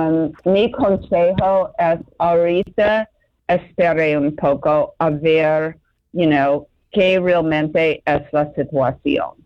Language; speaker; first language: Spanish; non-native, fluent; English